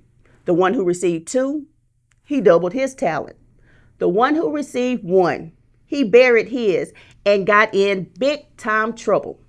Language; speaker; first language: English; native; English